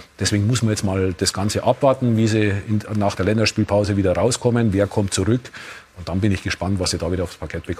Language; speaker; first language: German; native; German